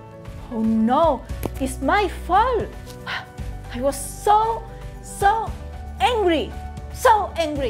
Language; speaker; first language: English; non-native, fluent; Spanish